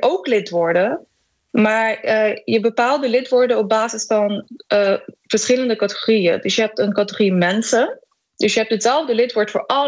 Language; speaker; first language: Dutch; early bilingual, other home language; Macedonian